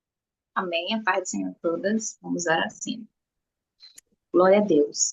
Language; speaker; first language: Portuguese; native; Portuguese